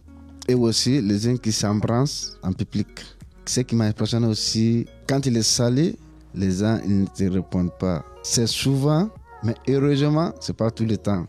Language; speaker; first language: French; non-native, local second language; Mandingo